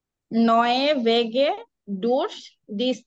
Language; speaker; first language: German; non-native, learner; Bangla